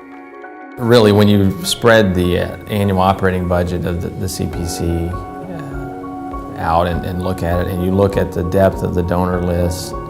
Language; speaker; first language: English; native; English